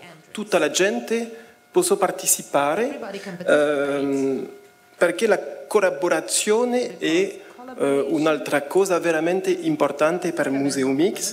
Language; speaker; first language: Italian; non-native, fluent; French